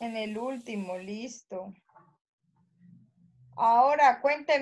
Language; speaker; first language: Spanish; native; Spanish